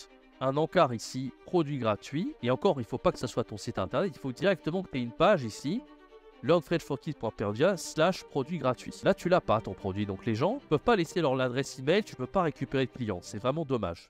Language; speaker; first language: French; native; French